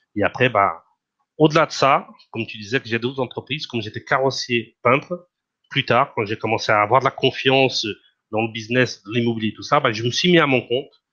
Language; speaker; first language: French; non-native, fluent; Portuguese